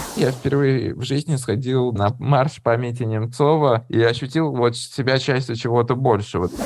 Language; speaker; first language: Russian; early bilingual, other home language; Armenian